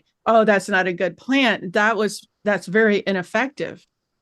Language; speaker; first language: English; native; English